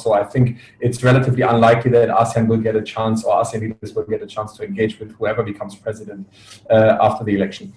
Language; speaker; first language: English; non-native, fluent; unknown